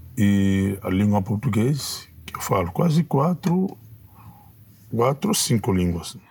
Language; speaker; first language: Portuguese; non-native, fluent; Kongo